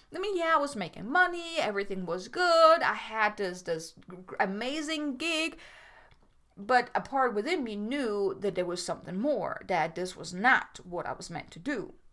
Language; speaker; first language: English; non-native, fluent; German